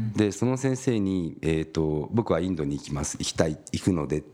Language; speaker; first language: Japanese; native; Japanese